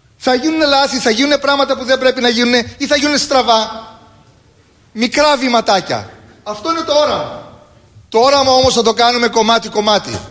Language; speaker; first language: Greek; early bilingual, heritage; Greek